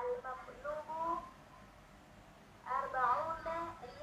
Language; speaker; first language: Arabic; non-native, learner; Indonesian